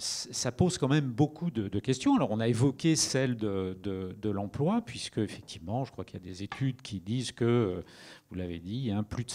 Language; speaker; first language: French; native; French